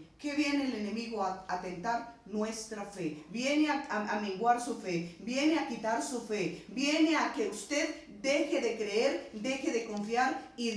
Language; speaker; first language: Spanish; native; Spanish